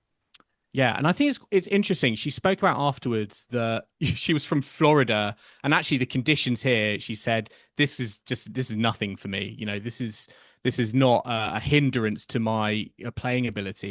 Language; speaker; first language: English; native; English